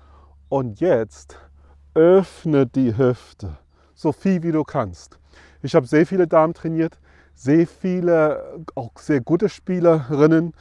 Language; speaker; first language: German; non-native, fluent; English